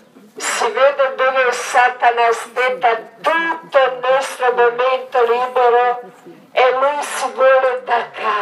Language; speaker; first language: Italian; non-native, learner; Croatian